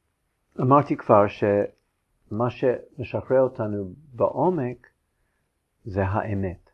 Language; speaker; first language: Hebrew; non-native, fluent; English